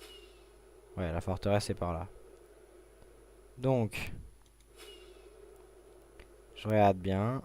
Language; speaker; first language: French; native; French